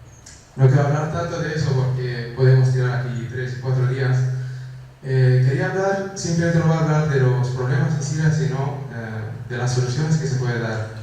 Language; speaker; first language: Spanish; non-native, fluent; Kurdish